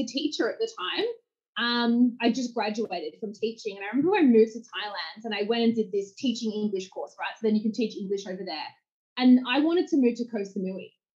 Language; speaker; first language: English; native; English